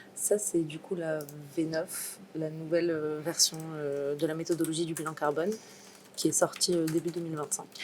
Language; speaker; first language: French; non-native, local second language; Arabic